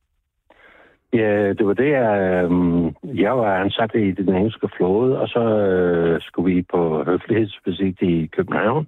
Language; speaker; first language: Danish; non-native, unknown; English